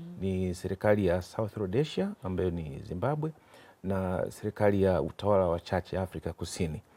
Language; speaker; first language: Swahili; native; Swahili